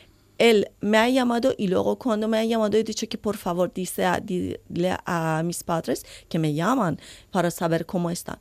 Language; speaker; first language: Spanish; non-native, learner; Persian